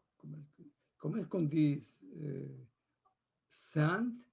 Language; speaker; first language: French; non-native, fluent; Spanish